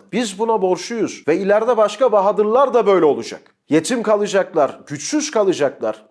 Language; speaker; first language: Turkish; native; Turkish